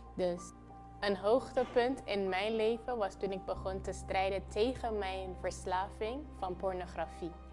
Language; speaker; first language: Dutch; non-native, local second language; Papiamento